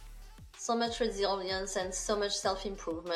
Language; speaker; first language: English; non-native, fluent; French